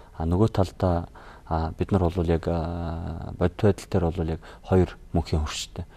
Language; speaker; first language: Mongolian; native; Mongolian